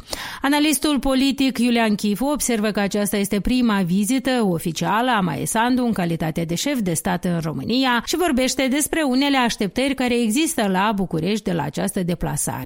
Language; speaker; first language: Romanian; native; Romanian